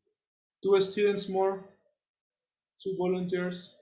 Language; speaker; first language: English; non-native, fluent; Spanish